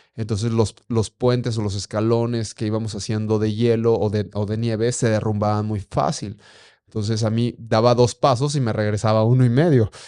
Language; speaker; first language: Spanish; native; Spanish